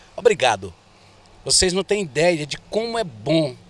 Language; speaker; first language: Portuguese; native; Portuguese